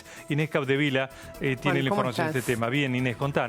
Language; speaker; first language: Spanish; native; Spanish